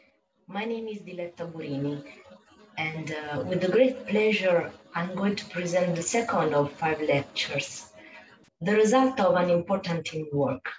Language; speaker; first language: English; non-native, fluent; Italian